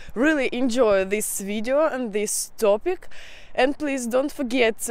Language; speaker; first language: English; non-native, fluent; Russian